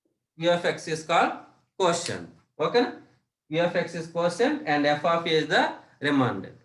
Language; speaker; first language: English; non-native, local second language; Telugu